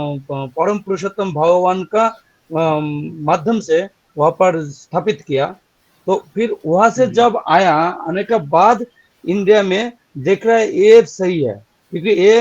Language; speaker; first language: Hindi; non-native, local second language; Bangla